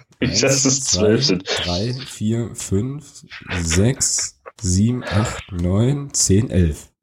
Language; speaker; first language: German; native; German